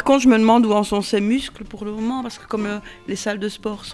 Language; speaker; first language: French; native; French